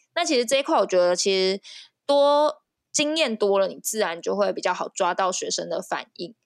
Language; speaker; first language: Chinese; native; Chinese